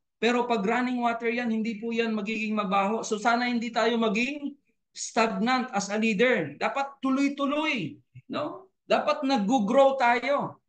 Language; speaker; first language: Filipino; non-native, local second language; Bikol